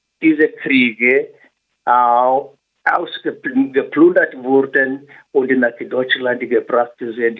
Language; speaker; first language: German; non-native, learner; Swahili